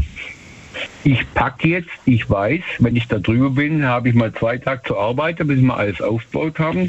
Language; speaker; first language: German; native; German